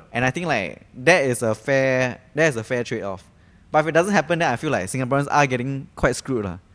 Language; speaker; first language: English; native; English